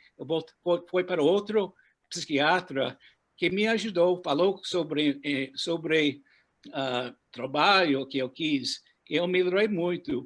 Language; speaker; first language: Portuguese; non-native, fluent; English